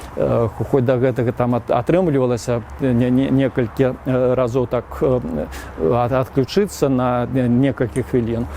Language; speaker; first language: Belarusian; native; Belarusian